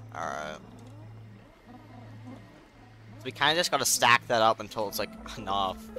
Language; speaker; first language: English; native; English